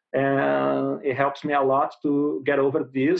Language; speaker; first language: English; non-native, learner; Portuguese